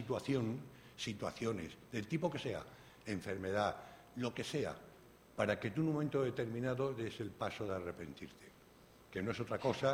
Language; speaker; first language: Spanish; native; Spanish